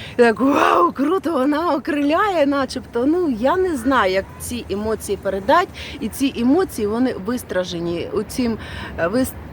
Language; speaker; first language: Ukrainian; non-native, local second language; Russian